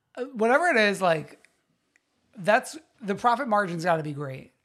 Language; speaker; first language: English; early bilingual, other home language; Italian